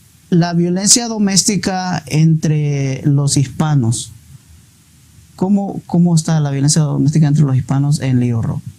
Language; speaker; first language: Spanish; native; Spanish